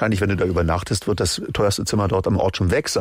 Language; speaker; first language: German; native; German